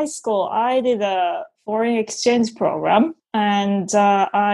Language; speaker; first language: English; non-native, fluent; Japanese